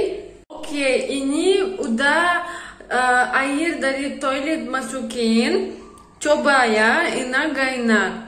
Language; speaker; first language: Indonesian; non-native, learner; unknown